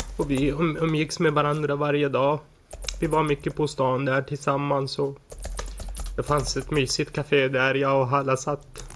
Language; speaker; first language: Swedish; early bilingual, other home language; Arabic